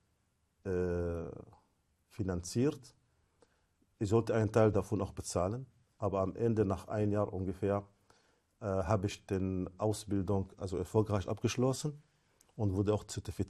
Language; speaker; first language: German; non-native, fluent; Arabic